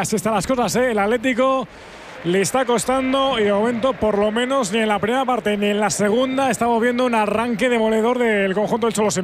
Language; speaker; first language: Spanish; native; Spanish